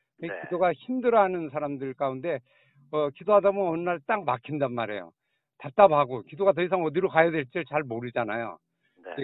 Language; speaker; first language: Korean; native; Korean